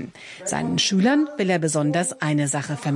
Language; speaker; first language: German; native; German